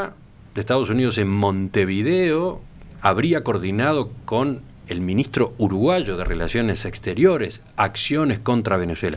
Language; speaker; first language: Spanish; native; Spanish